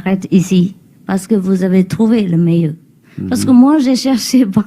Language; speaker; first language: French; non-native, learner; Chinese